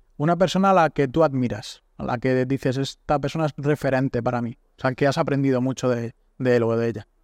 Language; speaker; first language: Spanish; native; Spanish